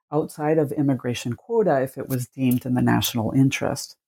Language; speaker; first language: English; early bilingual, other home language; Spanish